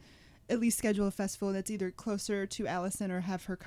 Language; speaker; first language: English; native; English